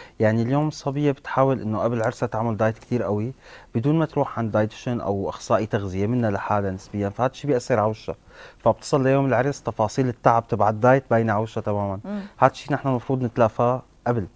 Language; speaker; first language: Arabic; native; Arabic